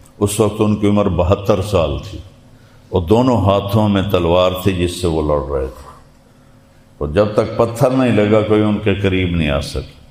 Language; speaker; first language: Urdu; non-native, local second language; Punjabi